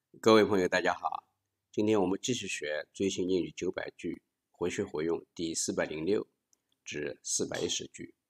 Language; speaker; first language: Chinese; native; Chinese